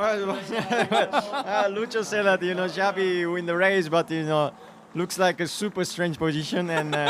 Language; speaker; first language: English; non-native, fluent; Japanese